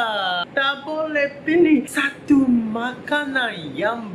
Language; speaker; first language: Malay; non-native, learner; Japanese